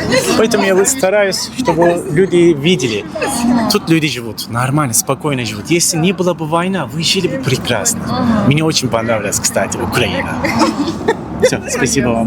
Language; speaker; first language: Russian; non-native, learner; Turkish